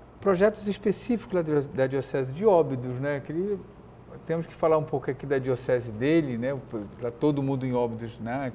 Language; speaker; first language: Portuguese; native; Portuguese